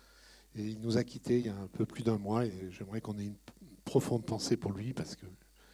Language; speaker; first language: French; native; French